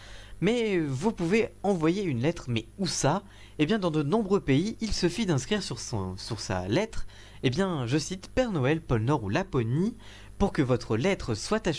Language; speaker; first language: French; native; French